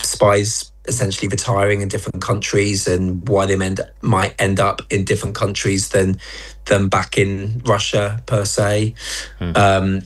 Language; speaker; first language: English; native; English